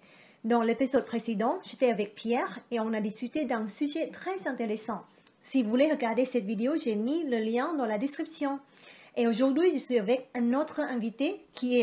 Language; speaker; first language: French; non-native, fluent; Thai